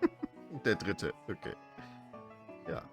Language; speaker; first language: German; native; German